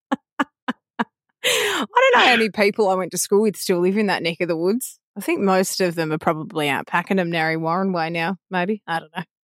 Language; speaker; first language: English; native; English